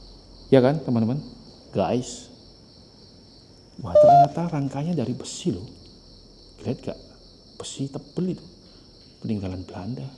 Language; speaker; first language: Indonesian; native; Indonesian